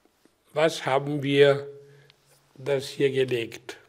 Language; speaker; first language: German; non-native, learner; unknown